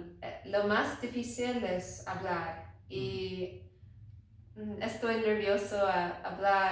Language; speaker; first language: Spanish; non-native, learner; English